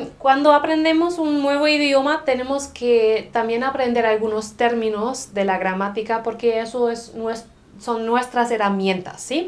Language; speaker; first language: Spanish; non-native, fluent; German